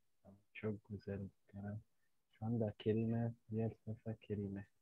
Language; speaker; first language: Turkish; non-native, learner; French